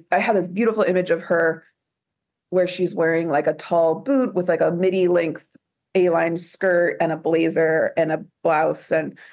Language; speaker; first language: English; native; English